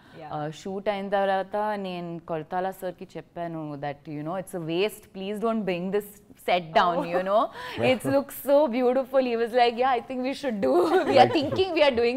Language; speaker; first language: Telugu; non-native, local second language; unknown